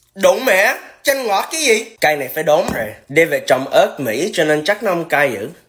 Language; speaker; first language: Vietnamese; early bilingual, heritage; Vietnamese